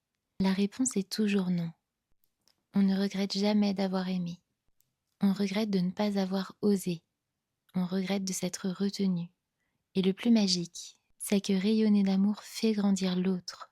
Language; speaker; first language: French; native; French